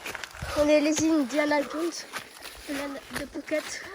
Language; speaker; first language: French; early bilingual, heritage; French